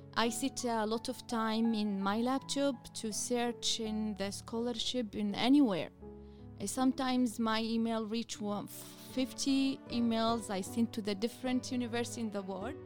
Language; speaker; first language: English; non-native, learner; Arabic